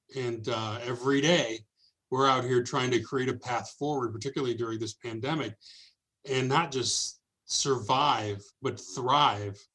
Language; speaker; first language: English; native; English